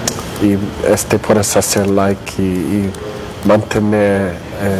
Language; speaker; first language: Spanish; non-native, fluent; English